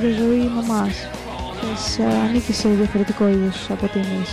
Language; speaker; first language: Greek; native; Greek